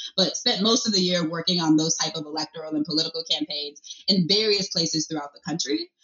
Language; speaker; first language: English; early bilingual, other home language; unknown